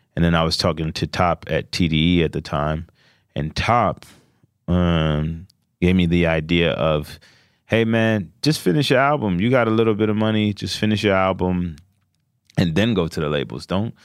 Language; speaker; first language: English; native; English